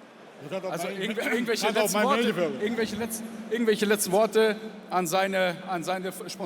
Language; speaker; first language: German; native; German